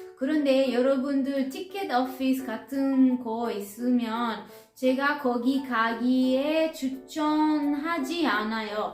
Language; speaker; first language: Korean; non-native, fluent; Italian